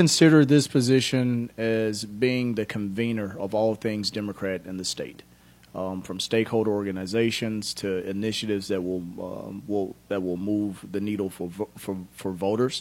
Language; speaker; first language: English; native; English